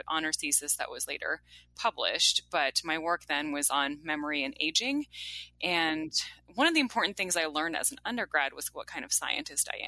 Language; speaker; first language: English; native; English